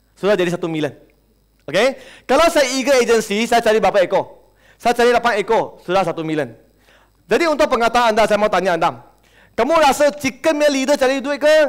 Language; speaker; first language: Malay; non-native, local second language; Chinese